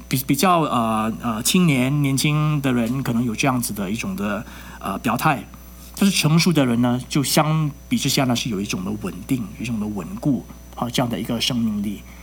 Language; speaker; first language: Chinese; non-native, local second language; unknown